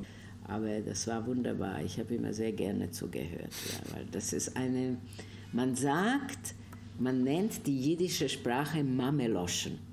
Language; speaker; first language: German; non-native, fluent; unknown